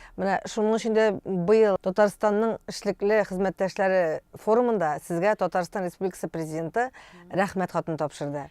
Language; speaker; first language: Tatar; native; Tatar